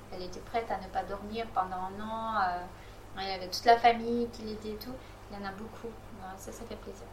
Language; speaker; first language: French; non-native, fluent; Romanian